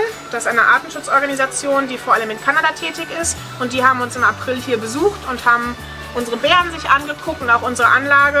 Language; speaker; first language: German; native; German